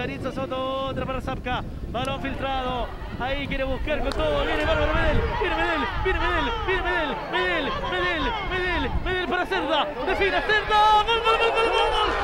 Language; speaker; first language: Spanish; native; Spanish